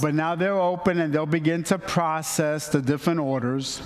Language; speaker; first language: English; native; English